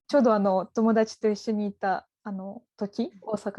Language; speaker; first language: Japanese; non-native, fluent; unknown